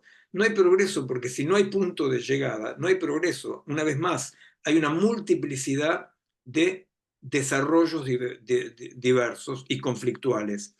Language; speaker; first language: Spanish; native; Spanish